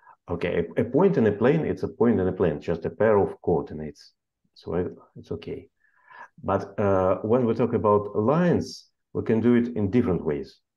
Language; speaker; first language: English; non-native, fluent; Russian